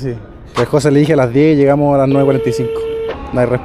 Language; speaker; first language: Spanish; native; Spanish